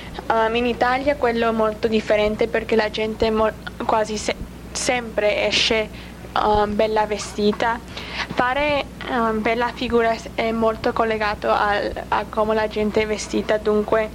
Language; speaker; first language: Italian; non-native, learner; English